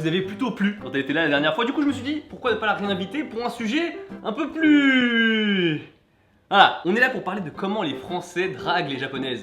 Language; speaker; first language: French; native; French